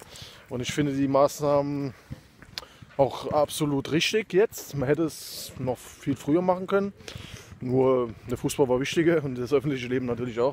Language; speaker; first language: German; native; German